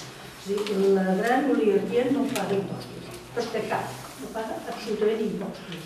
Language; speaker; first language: Catalan; native; Catalan